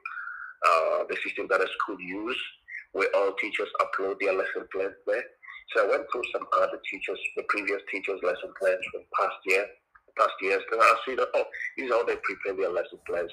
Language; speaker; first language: English; non-native, local second language; Tongan